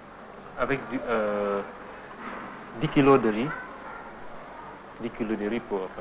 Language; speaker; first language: French; non-native, fluent; Indonesian